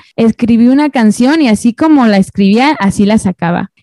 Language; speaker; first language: Spanish; native; Spanish